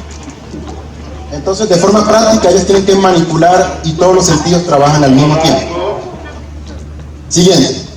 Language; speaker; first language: Spanish; native; Spanish